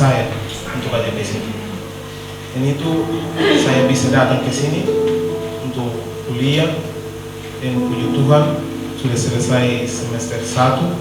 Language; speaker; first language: Indonesian; non-native, learner; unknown